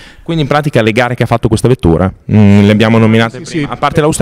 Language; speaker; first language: Italian; native; Italian